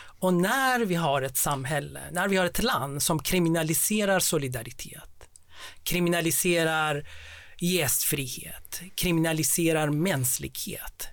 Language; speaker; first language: Swedish; non-native, fluent; Persian